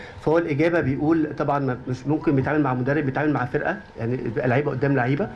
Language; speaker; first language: Arabic; native; Arabic